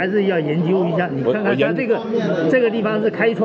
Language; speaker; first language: Chinese; native; Chinese